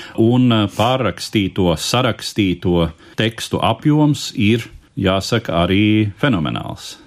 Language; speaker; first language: Latvian; native; Latvian